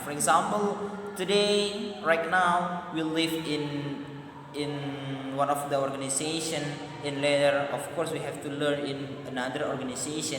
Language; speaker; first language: English; non-native, learner; Madurese